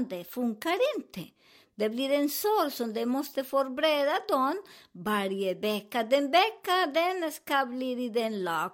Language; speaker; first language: Swedish; non-native, learner; Spanish